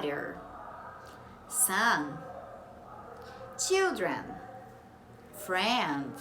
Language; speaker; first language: English; non-native, fluent; Portuguese